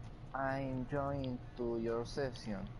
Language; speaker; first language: English; non-native, learner; Spanish